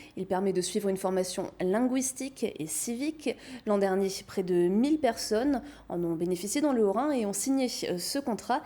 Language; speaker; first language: French; native; French